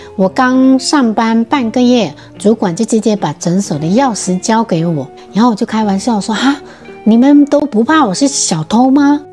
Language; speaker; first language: Chinese; native; Chinese